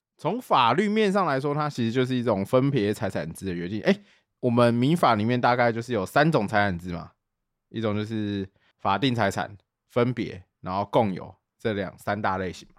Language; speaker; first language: Chinese; native; Chinese